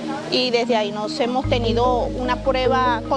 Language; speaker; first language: Spanish; native; Spanish